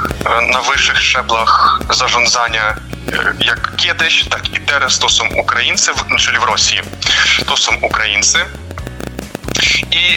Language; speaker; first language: Polish; non-native, fluent; Ukrainian